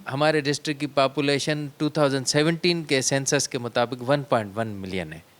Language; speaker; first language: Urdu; non-native, local second language; Sindhi